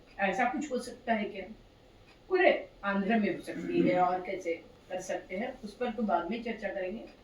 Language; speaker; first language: Hindi; non-native, local second language; Marathi